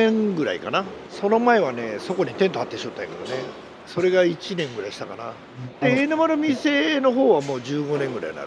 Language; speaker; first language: Japanese; native; Japanese